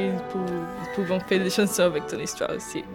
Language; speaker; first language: French; non-native, learner; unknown